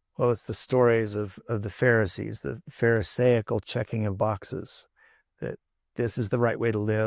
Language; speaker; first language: English; native; English